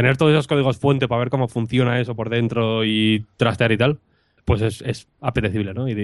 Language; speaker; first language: Spanish; native; Spanish